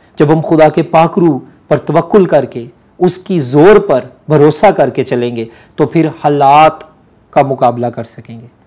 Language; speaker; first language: Urdu; non-native, local second language; Punjabi